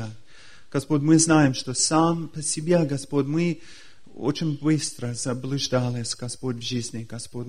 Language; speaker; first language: Russian; non-native, fluent; English